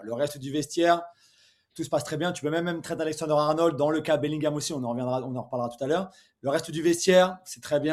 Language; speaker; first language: French; native; French